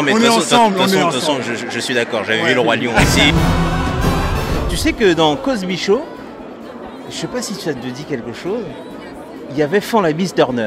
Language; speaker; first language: French; native; French